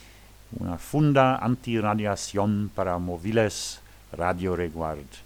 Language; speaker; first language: Spanish; non-native, learner; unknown